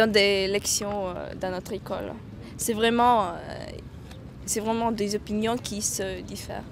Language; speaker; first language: French; non-native, fluent; Latvian